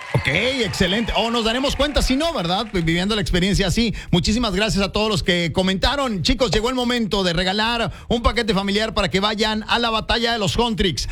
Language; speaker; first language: Spanish; native; Spanish